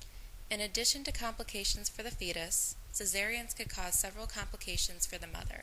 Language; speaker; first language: English; native; English